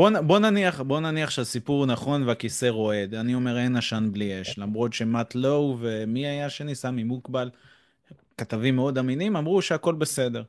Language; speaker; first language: Hebrew; native; Hebrew